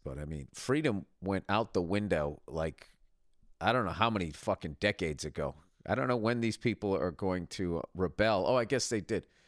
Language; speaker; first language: English; native; English